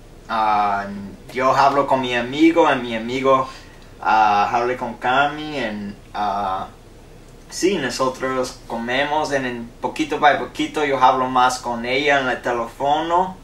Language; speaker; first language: Spanish; non-native, learner; English